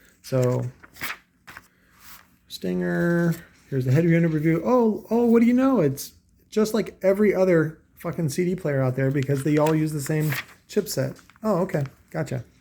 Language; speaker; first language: English; native; English